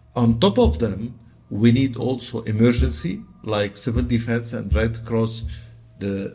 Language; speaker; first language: English; non-native, local second language; Arabic